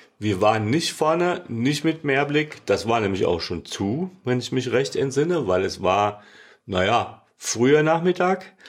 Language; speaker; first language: German; native; German